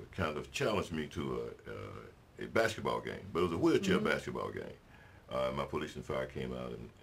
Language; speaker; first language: English; native; English